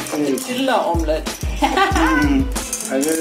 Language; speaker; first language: English; non-native, fluent; German